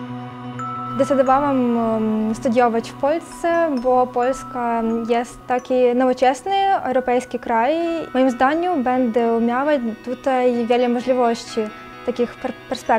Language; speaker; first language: Polish; non-native, learner; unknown